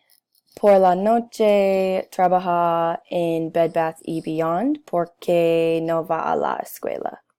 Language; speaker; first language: Spanish; non-native, learner; English